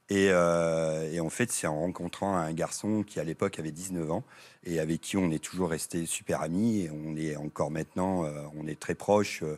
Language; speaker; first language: French; native; French